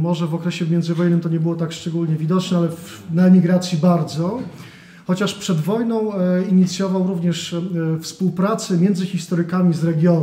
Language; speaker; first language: Polish; native; Polish